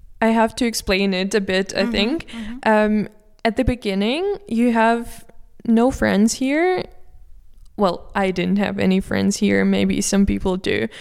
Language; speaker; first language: English; non-native, fluent; Russian